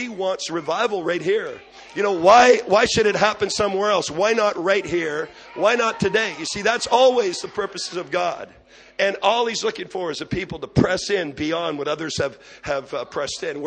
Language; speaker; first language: English; native; English